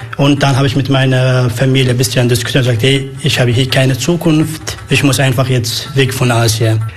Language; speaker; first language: German; non-native, learner; Arabic